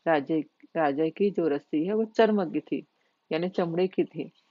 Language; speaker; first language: Hindi; non-native, local second language; Marathi